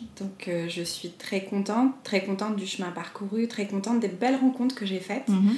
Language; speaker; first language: French; non-native, local second language; Arabic